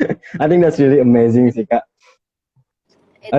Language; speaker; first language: English; non-native, fluent; Indonesian